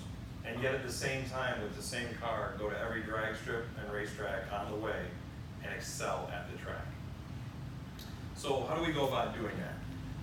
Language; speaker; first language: English; native; English